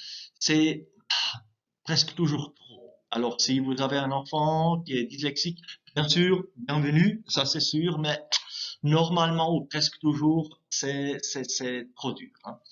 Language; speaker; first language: French; non-native, local second language; German